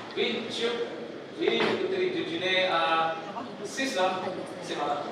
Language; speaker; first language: French; non-native, learner; Indonesian